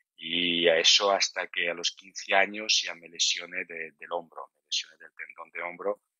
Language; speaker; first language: Spanish; non-native, fluent; Georgian